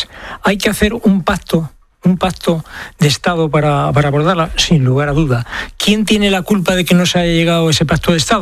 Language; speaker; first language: Spanish; native; Spanish